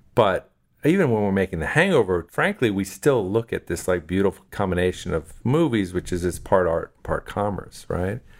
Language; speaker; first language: English; native; English